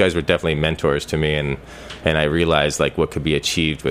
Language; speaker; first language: English; native; English